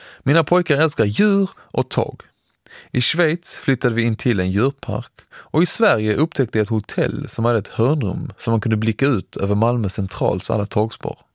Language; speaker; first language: Swedish; early bilingual, other home language; Persian